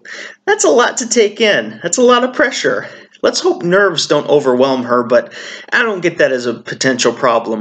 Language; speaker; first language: English; native; English